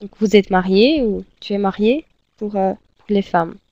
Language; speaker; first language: French; non-native, fluent; Russian